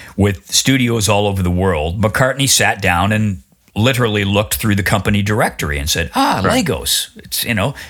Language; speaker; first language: English; native; English